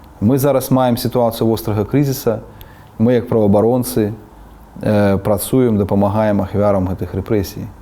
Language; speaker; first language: Belarusian; non-native, local second language; Russian